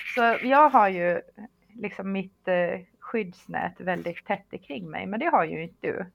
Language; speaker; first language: Swedish; native; Swedish